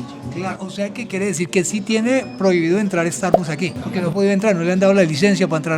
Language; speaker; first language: Spanish; native; Spanish